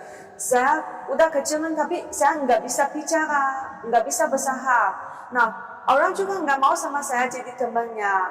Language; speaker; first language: Indonesian; non-native, learner; Chinese